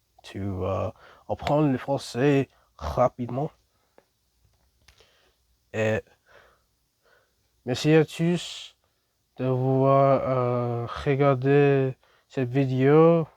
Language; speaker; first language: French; non-native, learner; English